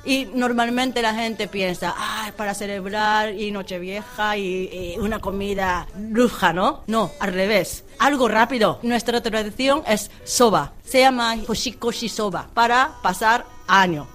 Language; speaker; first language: Spanish; non-native, fluent; Japanese